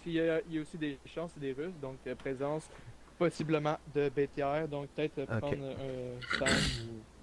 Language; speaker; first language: French; native; French